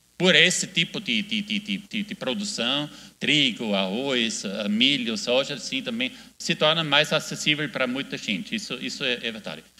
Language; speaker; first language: Portuguese; non-native, fluent; German